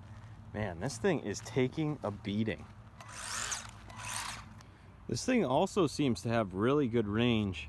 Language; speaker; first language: English; native; English